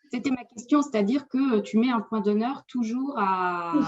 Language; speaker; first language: French; native; French